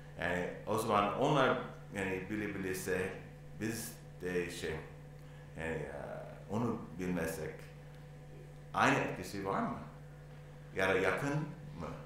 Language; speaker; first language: Turkish; non-native, learner; English